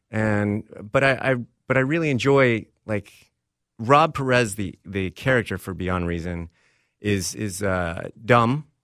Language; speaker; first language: English; native; English